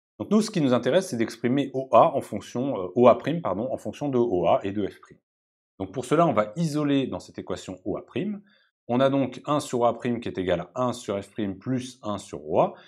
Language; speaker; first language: French; native; French